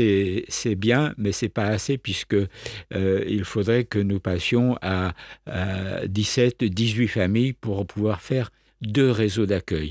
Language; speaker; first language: French; native; French